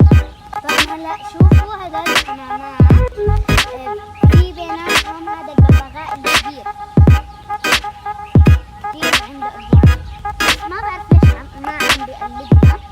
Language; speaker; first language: Arabic; native; Arabic